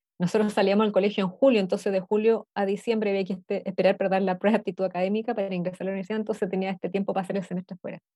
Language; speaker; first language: Spanish; native; Spanish